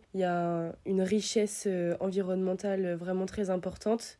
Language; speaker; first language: French; early bilingual, other home language; Italian